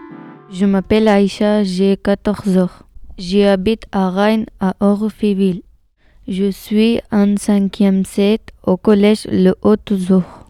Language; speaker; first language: French; non-native, learner; Pashto